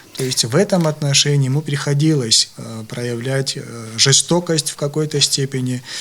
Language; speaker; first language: Russian; non-native, local second language; Abkhazian